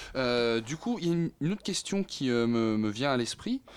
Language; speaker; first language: French; native; French